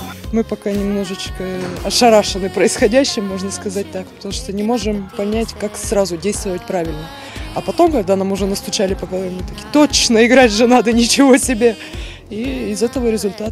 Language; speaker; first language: Russian; native; Russian